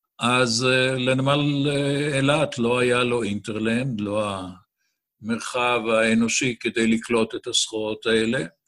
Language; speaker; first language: Hebrew; native; Hebrew